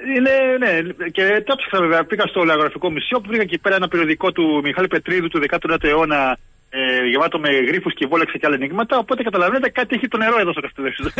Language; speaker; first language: Greek; early bilingual, heritage; Greek